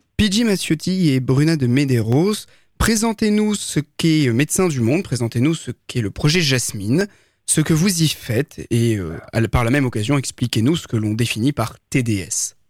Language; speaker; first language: French; native; French